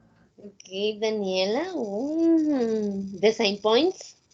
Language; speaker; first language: English; non-native, fluent; Spanish